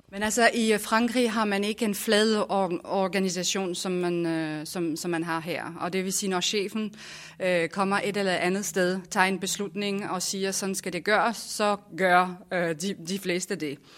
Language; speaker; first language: Danish; non-native, fluent; French